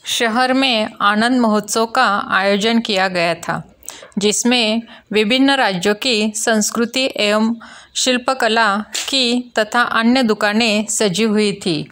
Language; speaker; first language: Hindi; non-native, local second language; Marathi